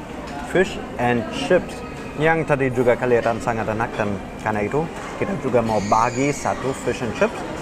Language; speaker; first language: Indonesian; non-native, fluent; German